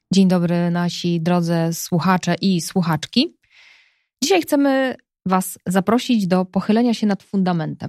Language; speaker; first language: Polish; native; Polish